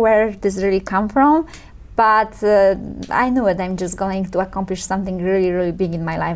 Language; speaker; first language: English; non-native, fluent; Polish